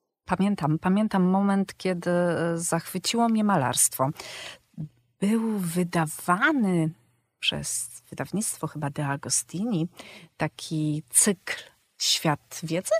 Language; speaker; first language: Polish; native; Polish